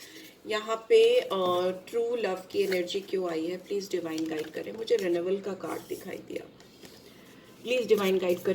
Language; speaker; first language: Hindi; native; Hindi